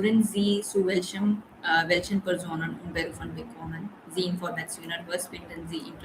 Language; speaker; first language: German; non-native, learner; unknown